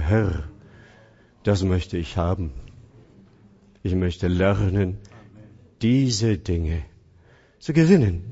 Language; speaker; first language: German; non-native, fluent; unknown